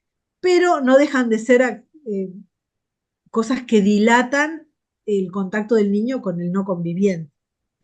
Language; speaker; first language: Spanish; native; Spanish